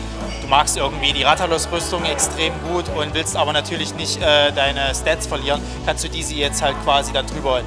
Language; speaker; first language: German; native; German